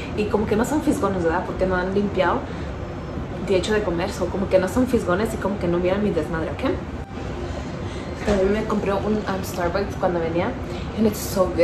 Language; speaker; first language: Spanish; early bilingual, heritage; Spanish